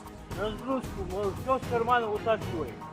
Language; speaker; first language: Russian; native; Russian